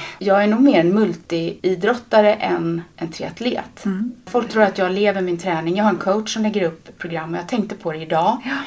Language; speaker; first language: Swedish; native; Swedish